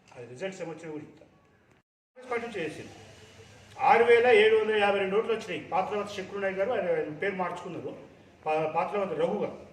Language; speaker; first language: Telugu; native; Telugu